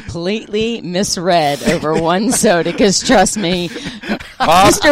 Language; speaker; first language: English; native; English